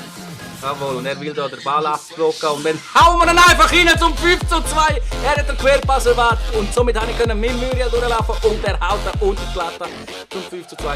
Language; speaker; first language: German; native; German